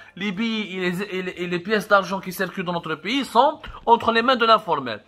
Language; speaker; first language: French; non-native, local second language; Arabic